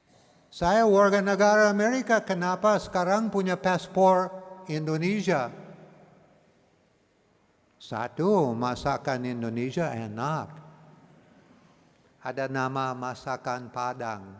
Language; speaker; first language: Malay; non-native, learner; English